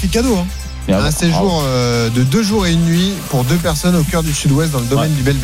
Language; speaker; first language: French; native; French